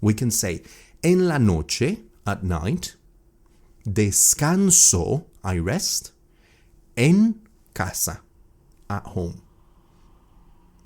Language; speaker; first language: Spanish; non-native, fluent; English